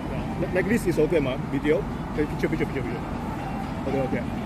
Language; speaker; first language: English; non-native, learner; Chinese